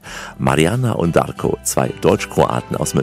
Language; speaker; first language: German; native; German